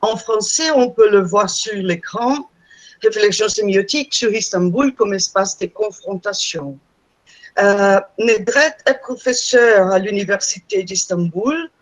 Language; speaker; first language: French; non-native, fluent; Portuguese